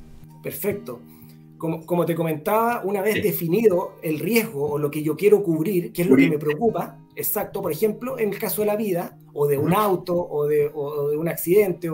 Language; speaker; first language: Spanish; native; Spanish